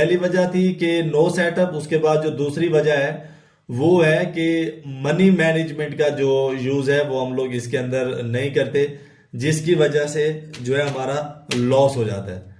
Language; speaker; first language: Urdu; non-native, local second language; Punjabi